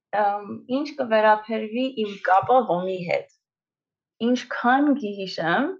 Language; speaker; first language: Armenian; early bilingual, heritage; Armenian